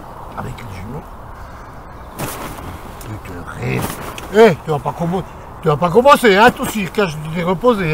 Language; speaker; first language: French; native; French